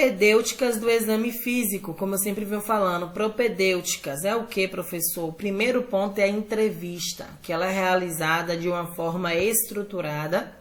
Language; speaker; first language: Portuguese; native; Portuguese